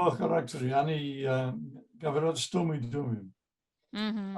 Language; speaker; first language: Russian; non-native, fluent; English